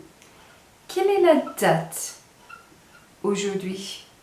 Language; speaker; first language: French; non-native, fluent; English